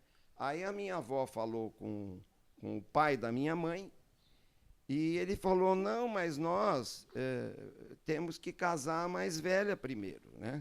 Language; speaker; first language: Portuguese; early bilingual, other home language; Arabic